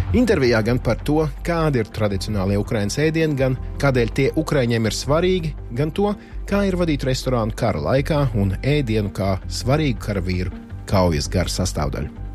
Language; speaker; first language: Latvian; native; Latvian